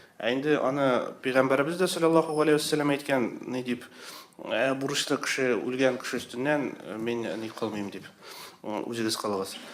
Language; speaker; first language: Tatar; native; Tatar